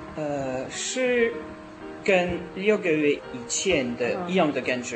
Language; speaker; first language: Chinese; non-native, learner; French